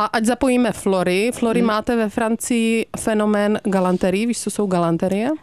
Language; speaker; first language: Czech; native; Czech